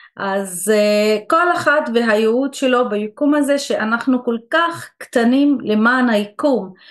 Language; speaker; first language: Hebrew; non-native, local second language; Arabic